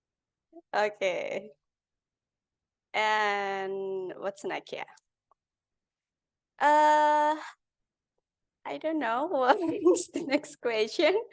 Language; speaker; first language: English; non-native, learner; Indonesian